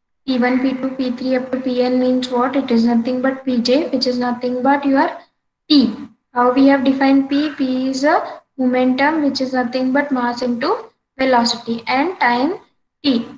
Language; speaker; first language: English; non-native, local second language; Marathi